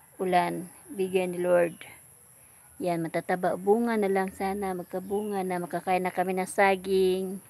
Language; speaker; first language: Filipino; non-native, local second language; Cebuano